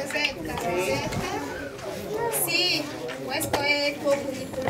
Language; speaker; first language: Italian; non-native, learner; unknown